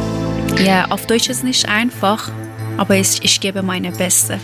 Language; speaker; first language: German; non-native, learner; Persian